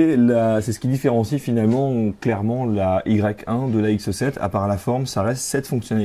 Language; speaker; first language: French; native; French